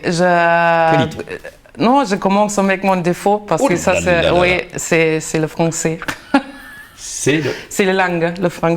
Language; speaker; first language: French; non-native, learner; German